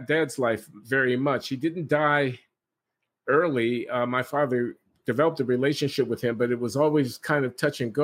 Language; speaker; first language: English; native; English